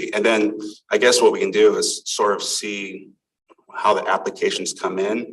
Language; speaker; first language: English; native; English